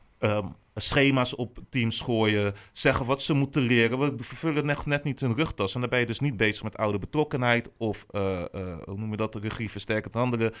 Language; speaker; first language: Dutch; native; Dutch